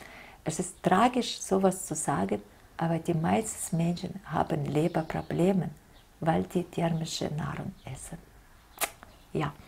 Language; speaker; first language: German; non-native, fluent; Russian